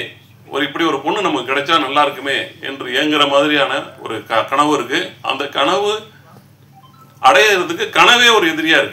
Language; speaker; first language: Tamil; native; Tamil